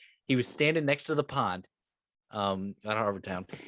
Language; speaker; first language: English; native; English